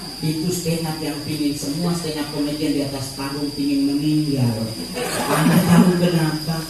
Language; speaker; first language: Indonesian; native; Indonesian